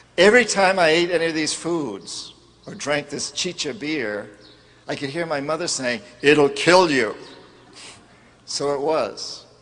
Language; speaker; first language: English; native; English